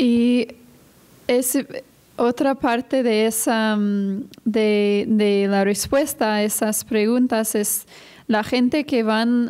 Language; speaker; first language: Spanish; non-native, fluent; English